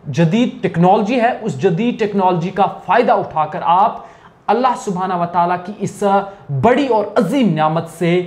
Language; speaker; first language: Hindi; non-native, local second language; Kashmiri